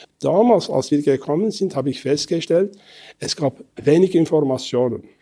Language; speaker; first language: German; non-native, fluent; Kurdish